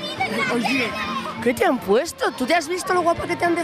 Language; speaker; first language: Spanish; native; Spanish